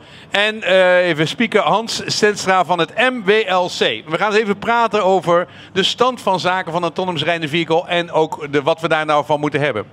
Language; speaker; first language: Dutch; native; Dutch